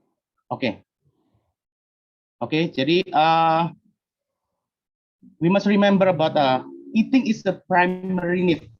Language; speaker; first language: English; non-native, learner; Indonesian